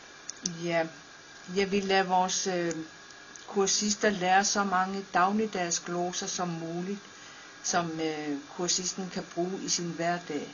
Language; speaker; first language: Danish; non-native, local second language; Kalaallisut